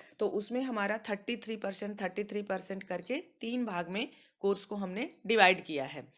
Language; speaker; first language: Hindi; native; Hindi